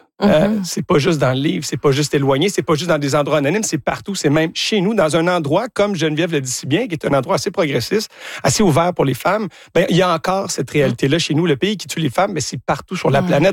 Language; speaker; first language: French; native; French